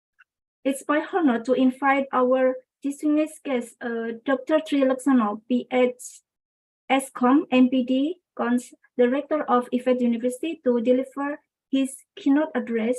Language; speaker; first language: English; non-native, local second language; Indonesian